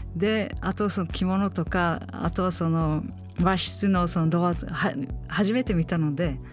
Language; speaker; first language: Japanese; non-native, fluent; Uzbek